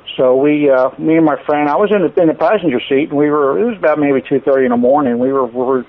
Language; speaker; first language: English; native; English